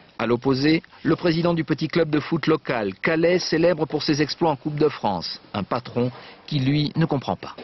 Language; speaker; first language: French; native; French